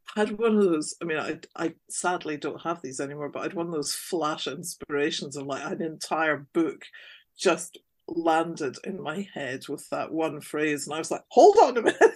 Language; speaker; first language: English; native; English